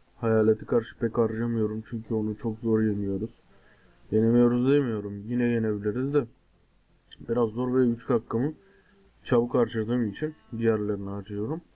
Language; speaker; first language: Turkish; native; Turkish